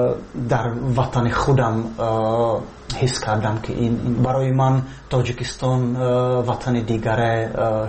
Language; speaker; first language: Persian; non-native, fluent; Czech